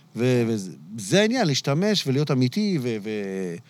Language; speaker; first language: Hebrew; early bilingual, other home language; Arabic